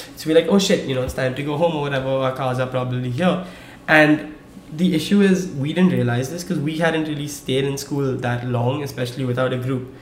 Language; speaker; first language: English; non-native, local second language; Hindi